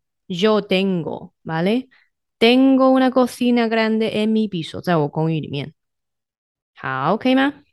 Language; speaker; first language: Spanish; non-native, fluent; Chinese